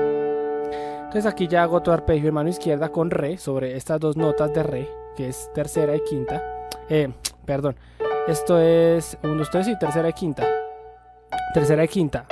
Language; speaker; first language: Spanish; native; Spanish